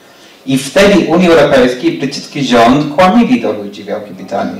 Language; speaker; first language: Polish; non-native, learner; English